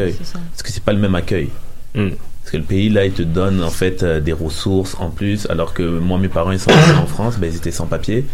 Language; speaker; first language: French; native; French